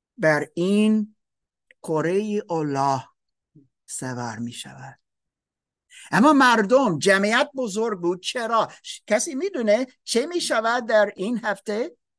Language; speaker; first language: Persian; non-native, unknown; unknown